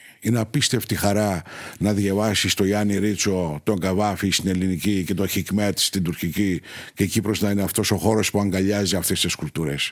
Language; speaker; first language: Greek; non-native, local second language; Turkish